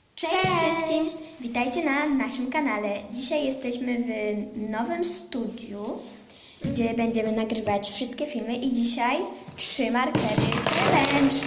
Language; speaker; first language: Polish; early bilingual, heritage; Polish